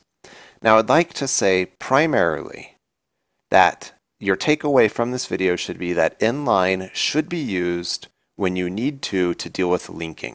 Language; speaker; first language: English; native; English